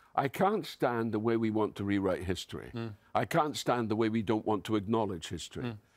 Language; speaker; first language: English; native; English